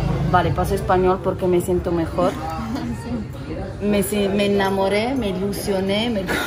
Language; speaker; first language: Spanish; native; Spanish